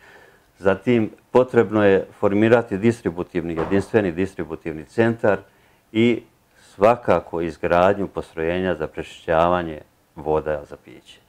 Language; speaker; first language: Serbian; native; Serbian